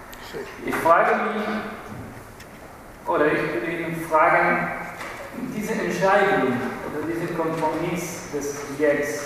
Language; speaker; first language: German; non-native, fluent; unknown